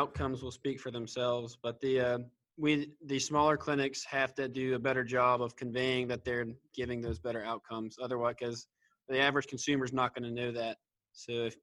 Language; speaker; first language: English; native; English